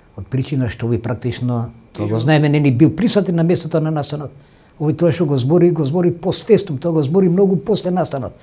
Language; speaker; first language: Macedonian; non-native, local second language; Albanian